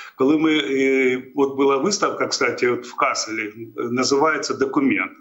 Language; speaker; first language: Ukrainian; native; Ukrainian